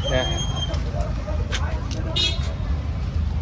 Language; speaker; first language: English; non-native, learner; French